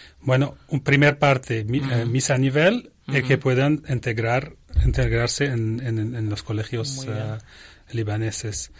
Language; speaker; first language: Spanish; non-native, learner; Arabic